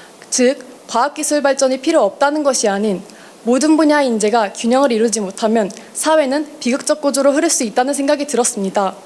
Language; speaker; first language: Korean; early bilingual, other home language; Mongolian